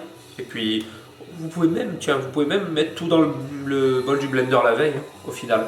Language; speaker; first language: French; native; French